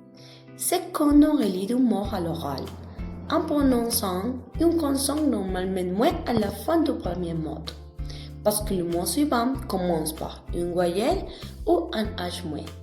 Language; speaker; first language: French; non-native, learner; Spanish